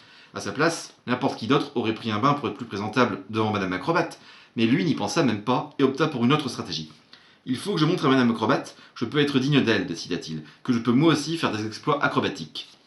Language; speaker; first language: French; native; French